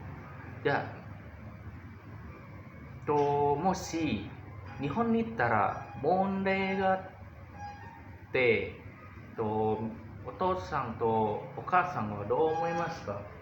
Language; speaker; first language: Japanese; non-native, learner; Indonesian